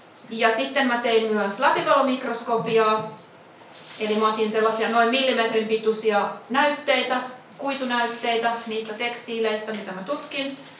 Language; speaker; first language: Finnish; native; Finnish